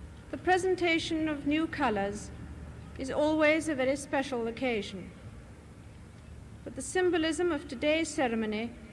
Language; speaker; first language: English; early bilingual, other home language; French